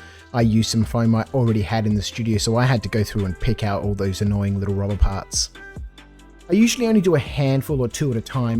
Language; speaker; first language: English; native; English